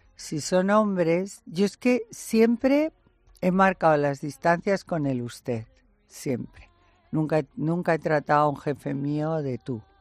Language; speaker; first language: Spanish; native; Spanish